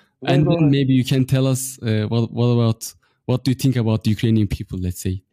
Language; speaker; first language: English; non-native, fluent; Turkish